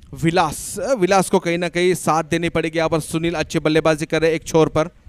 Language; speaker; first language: Hindi; non-native, local second language; Marathi